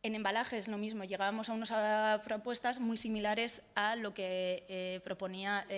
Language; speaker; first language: Spanish; native; Spanish